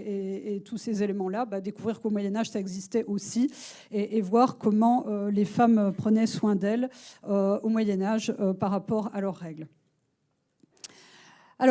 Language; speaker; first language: French; native; French